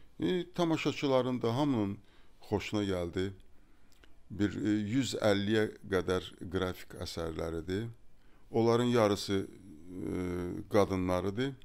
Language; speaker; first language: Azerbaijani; native; Azerbaijani